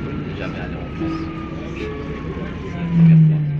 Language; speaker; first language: French; early bilingual, heritage; English